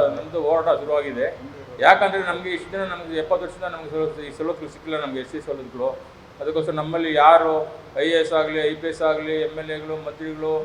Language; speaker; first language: Kannada; non-native, local second language; Tamil